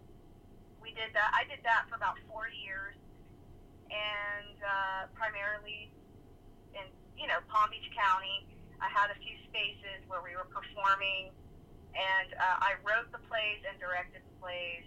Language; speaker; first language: English; native; English